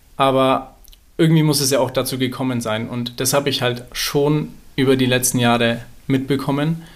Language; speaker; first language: German; native; German